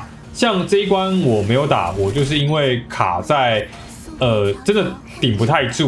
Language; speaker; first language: Chinese; native; Chinese